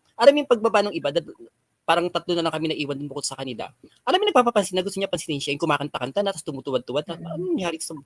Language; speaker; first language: Filipino; native; Filipino